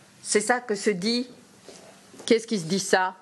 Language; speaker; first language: French; native; French